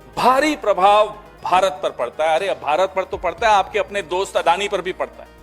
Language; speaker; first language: Hindi; native; Hindi